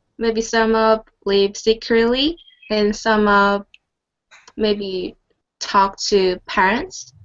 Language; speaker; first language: English; non-native, learner; Korean